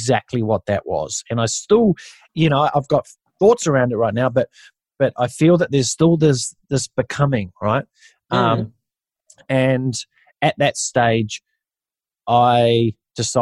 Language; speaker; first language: English; native; English